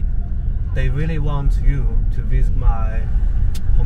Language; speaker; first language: English; non-native, learner; Chinese